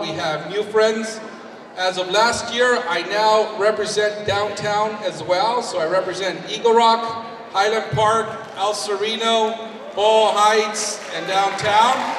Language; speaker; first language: English; early bilingual, other home language; Spanish